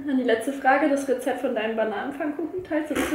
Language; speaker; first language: German; native; German